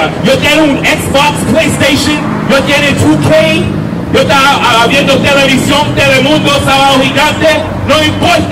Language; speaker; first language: Spanish; non-native, learner; English